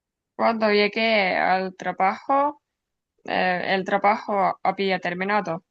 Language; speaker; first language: Spanish; non-native, learner; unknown